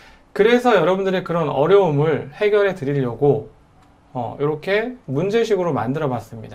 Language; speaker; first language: Korean; native; Korean